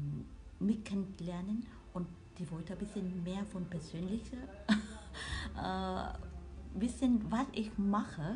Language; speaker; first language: German; non-native, learner; Vietnamese